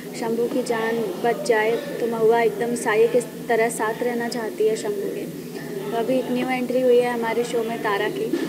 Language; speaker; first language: Hindi; native; Hindi